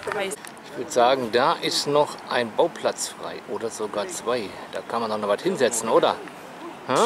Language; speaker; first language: German; native; German